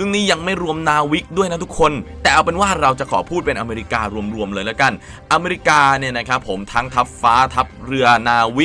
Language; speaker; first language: Thai; native; Thai